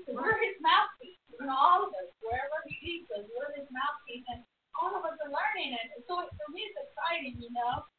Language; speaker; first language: English; non-native, fluent; Spanish